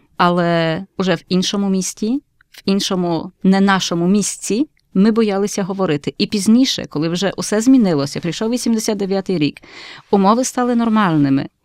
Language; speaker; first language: Ukrainian; early bilingual, heritage; Ukrainian